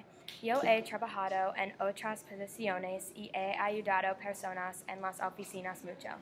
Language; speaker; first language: Spanish; non-native, learner; English